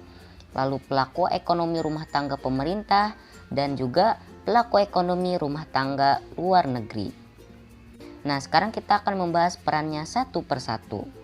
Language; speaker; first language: Indonesian; native; Indonesian